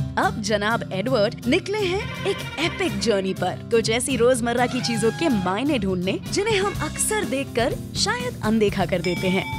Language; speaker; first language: Hindi; native; Hindi